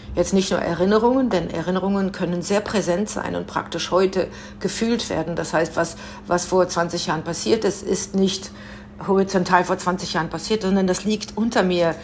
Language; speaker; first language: German; native; German